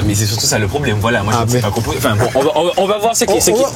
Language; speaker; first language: French; native; French